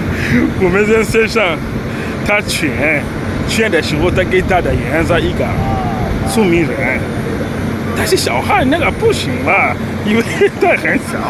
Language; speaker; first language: Chinese; non-native, learner; French